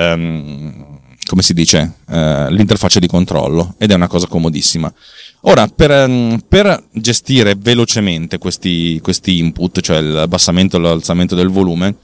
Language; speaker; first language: Italian; native; Italian